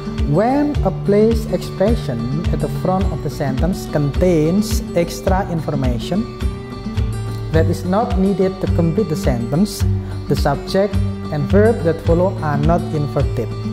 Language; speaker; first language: English; non-native, fluent; Indonesian